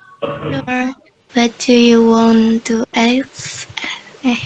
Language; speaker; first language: English; non-native, learner; Indonesian